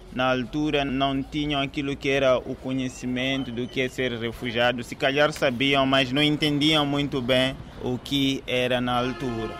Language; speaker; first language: Portuguese; non-native, fluent; Rundi